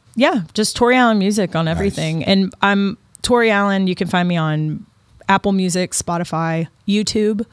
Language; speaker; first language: English; native; English